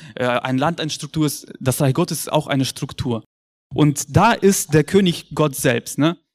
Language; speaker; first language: German; early bilingual, other home language; Russian